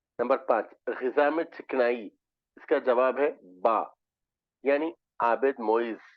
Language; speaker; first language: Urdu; native; Urdu